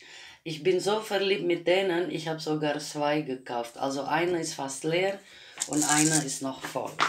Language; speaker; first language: German; non-native, learner; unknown